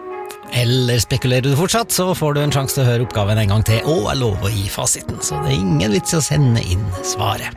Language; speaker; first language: Norwegian; native; Norwegian